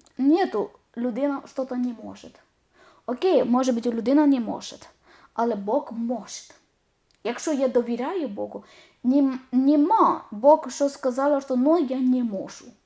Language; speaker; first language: Ukrainian; non-native, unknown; Malayalam